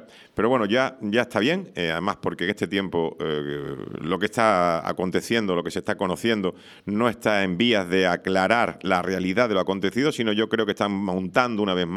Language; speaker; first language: Spanish; native; Spanish